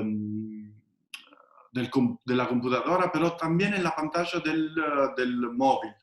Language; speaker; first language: Spanish; non-native, fluent; Italian